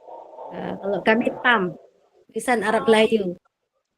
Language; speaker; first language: Malay; native; Malay